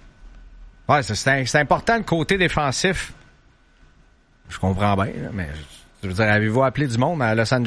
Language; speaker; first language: French; native; French